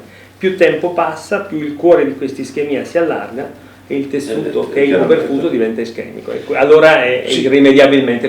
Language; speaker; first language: Italian; native; Italian